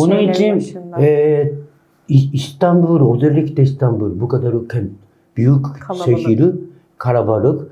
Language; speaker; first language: Turkish; non-native, learner; Japanese